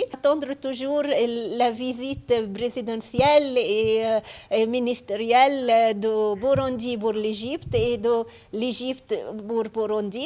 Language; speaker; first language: French; non-native, fluent; Arabic